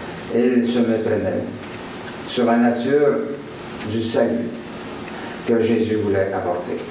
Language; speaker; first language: French; native; French